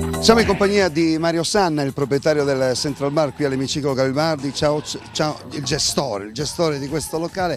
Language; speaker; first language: Italian; native; Italian